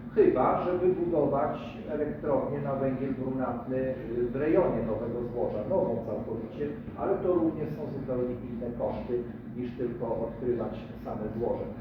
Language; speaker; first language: Polish; native; Polish